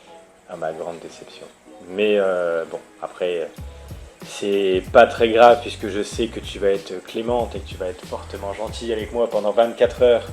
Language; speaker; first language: French; native; French